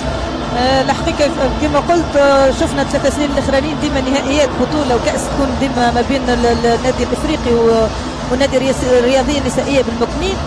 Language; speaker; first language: Arabic; native; Arabic